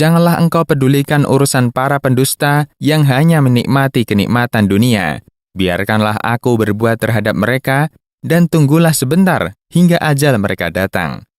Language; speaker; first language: Indonesian; native; Indonesian